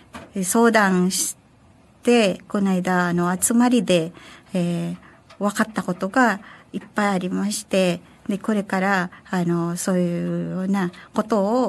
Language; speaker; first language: Japanese; non-native, fluent; Filipino